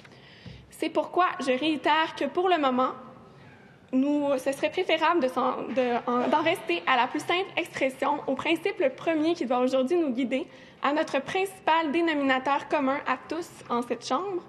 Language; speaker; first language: French; native; French